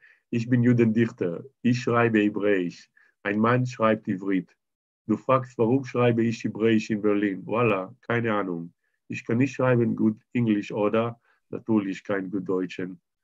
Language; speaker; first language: German; non-native, learner; Hebrew